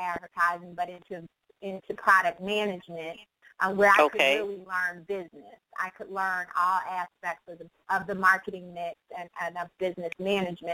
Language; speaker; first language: English; native; English